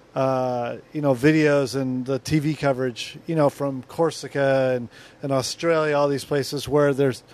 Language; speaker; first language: English; native; English